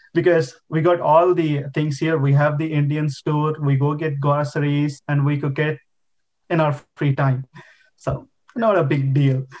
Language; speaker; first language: English; non-native, local second language; Telugu